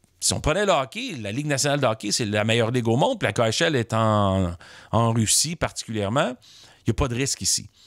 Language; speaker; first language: French; native; French